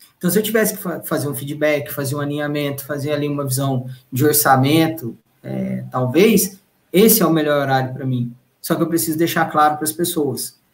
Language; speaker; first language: Portuguese; native; Portuguese